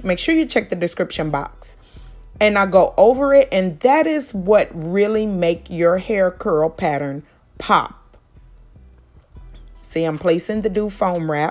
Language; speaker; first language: English; native; English